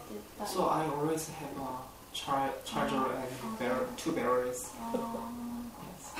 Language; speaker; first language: English; non-native, learner; Korean